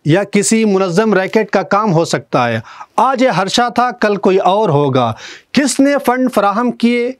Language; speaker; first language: Urdu; native; Urdu